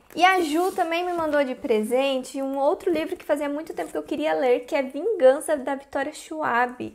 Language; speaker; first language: Portuguese; native; Portuguese